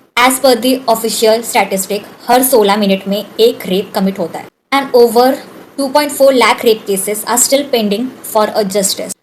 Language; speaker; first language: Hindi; non-native, local second language; Bangla